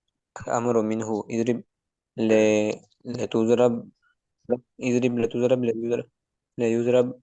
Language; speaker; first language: Arabic; non-native, learner; Urdu